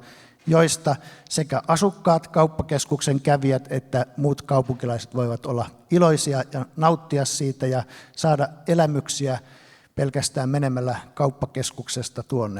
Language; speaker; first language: Finnish; native; Finnish